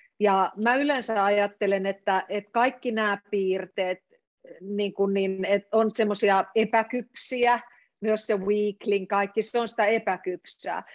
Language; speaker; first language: Finnish; native; Finnish